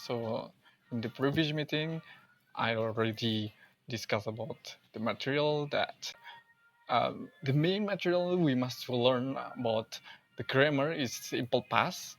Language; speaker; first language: English; non-native, learner; Indonesian